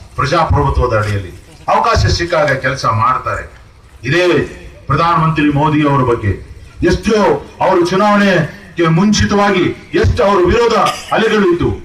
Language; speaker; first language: Kannada; non-native, local second language; Urdu